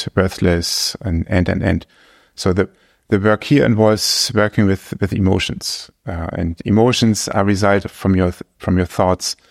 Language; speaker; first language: English; non-native, fluent; German